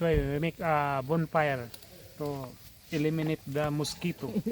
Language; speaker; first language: English; non-native, learner; Filipino